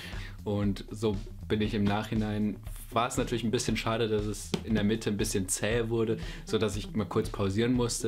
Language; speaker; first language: German; native; German